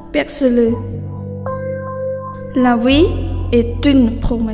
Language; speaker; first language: French; non-native, learner; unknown